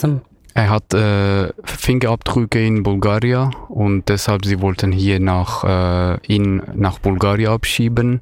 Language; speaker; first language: German; non-native, fluent; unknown